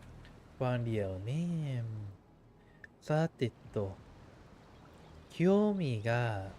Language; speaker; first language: Japanese; non-native, fluent; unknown